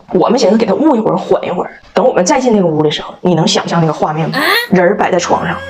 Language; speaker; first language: Chinese; native; Chinese